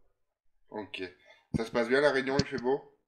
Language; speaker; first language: French; native; French